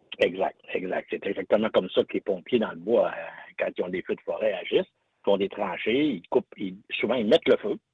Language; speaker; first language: French; native; French